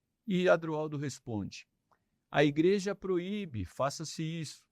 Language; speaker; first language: Portuguese; native; Portuguese